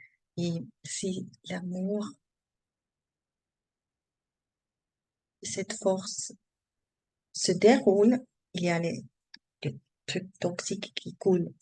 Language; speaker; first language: French; non-native, learner; German